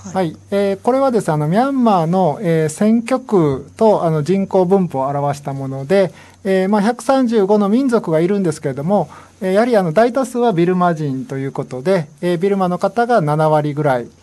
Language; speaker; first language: Japanese; native; Japanese